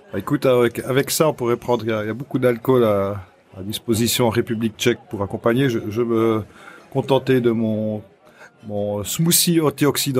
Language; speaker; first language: French; native; French